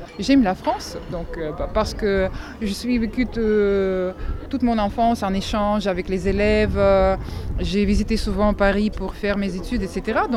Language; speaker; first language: French; non-native, fluent; Russian